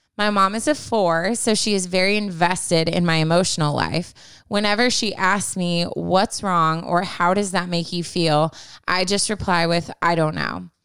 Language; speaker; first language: English; native; English